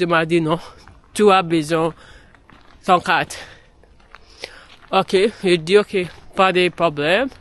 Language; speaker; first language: French; non-native, learner; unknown